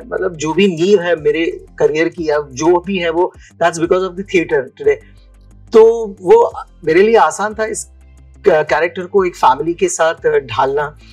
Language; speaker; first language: Hindi; non-native, local second language; Gujarati